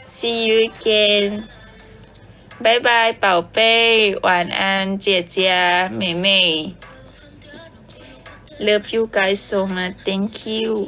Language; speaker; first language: English; non-native, learner; Thai